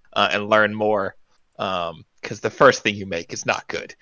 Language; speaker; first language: English; native; English